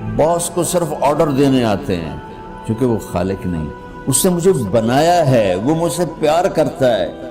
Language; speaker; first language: Urdu; non-native, local second language; Punjabi